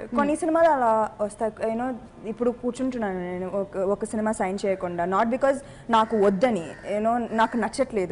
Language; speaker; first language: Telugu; non-native, fluent; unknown